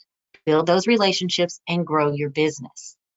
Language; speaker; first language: English; native; English